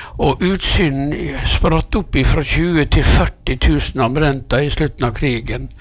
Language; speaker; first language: Norwegian; native; Norwegian